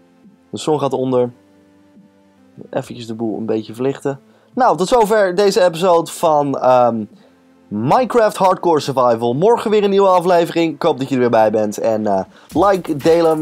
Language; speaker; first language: Dutch; native; Dutch